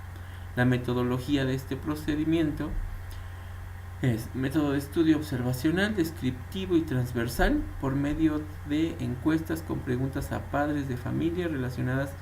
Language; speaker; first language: Spanish; native; Spanish